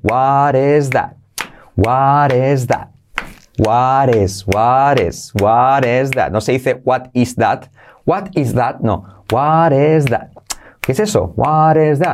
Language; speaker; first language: English; non-native, fluent; Spanish